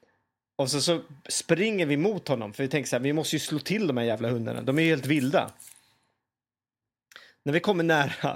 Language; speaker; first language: Swedish; native; Swedish